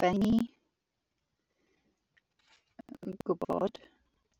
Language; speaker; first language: Welsh; non-native, learner; English